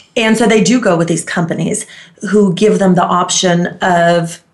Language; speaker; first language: English; non-native, fluent; Greek